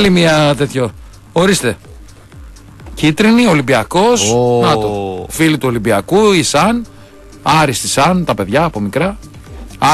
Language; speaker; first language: Greek; native; Greek